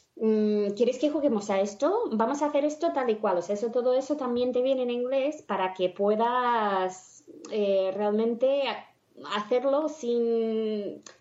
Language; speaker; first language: Spanish; non-native, fluent; English